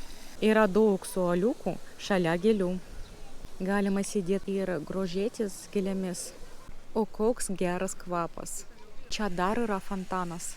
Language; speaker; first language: Lithuanian; non-native, learner; Russian